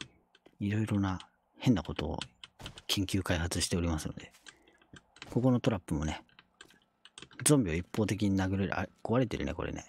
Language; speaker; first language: Japanese; native; Japanese